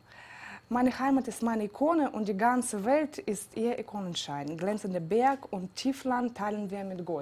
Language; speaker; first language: German; non-native, fluent; Georgian